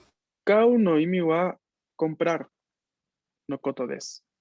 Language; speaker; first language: Japanese; non-native, fluent; Spanish